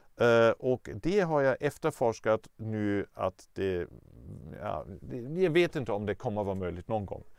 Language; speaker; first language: Swedish; non-native, fluent; German